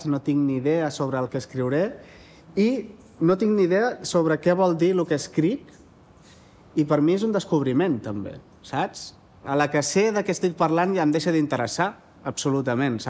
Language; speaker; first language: Catalan; native; Catalan